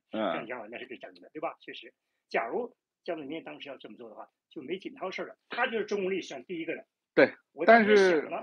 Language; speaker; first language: Chinese; native; Chinese